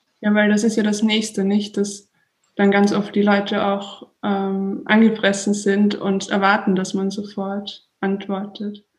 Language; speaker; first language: German; native; German